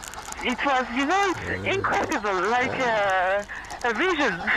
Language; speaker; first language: English; non-native, learner; French